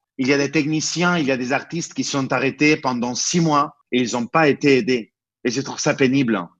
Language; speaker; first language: French; non-native, fluent; Spanish